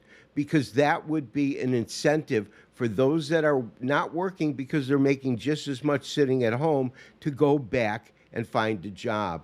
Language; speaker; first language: English; native; English